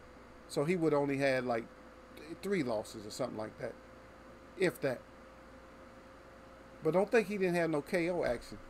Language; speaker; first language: English; native; English